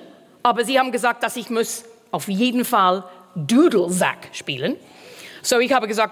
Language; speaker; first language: German; non-native, fluent; English